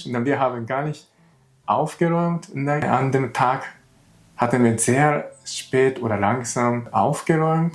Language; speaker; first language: German; non-native, learner; Japanese